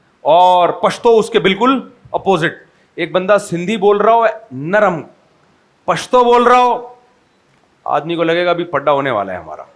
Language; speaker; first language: Urdu; native; Urdu